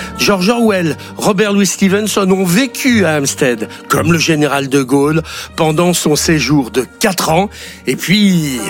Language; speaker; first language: French; native; French